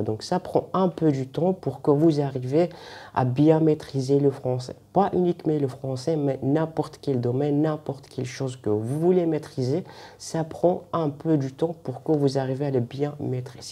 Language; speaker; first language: French; non-native, fluent; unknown